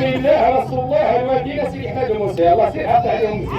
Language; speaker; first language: Arabic; native; Arabic